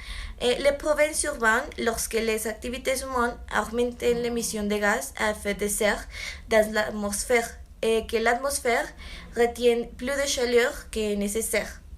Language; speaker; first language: French; non-native, learner; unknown